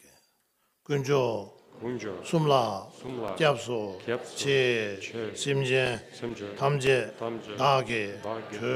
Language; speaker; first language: Russian; non-native, learner; Tibetan